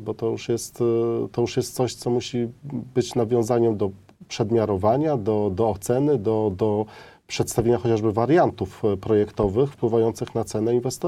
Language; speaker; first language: Polish; native; Polish